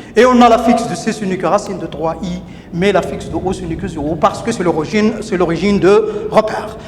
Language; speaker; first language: French; non-native, local second language; Arabic